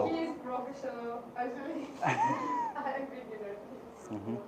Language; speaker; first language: English; non-native, learner; Arabic